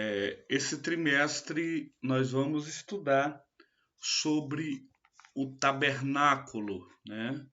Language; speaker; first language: Portuguese; native; Portuguese